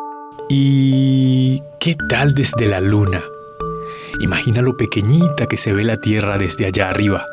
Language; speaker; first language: Spanish; native; Spanish